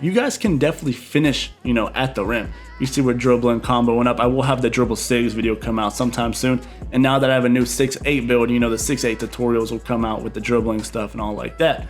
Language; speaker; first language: English; native; English